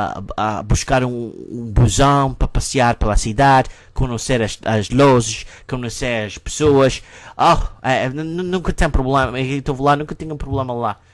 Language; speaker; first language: Portuguese; non-native, learner; English